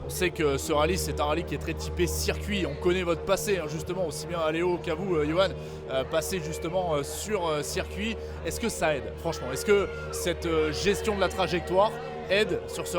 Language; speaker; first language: French; native; French